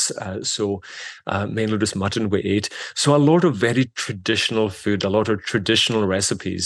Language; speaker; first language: English; non-native, local second language; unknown